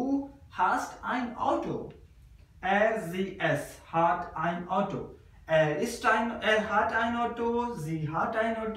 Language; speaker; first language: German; non-native, learner; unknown